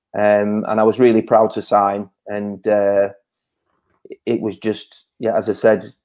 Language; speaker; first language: English; native; English